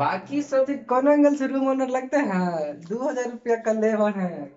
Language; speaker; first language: Hindi; non-native, local second language; Bhojpuri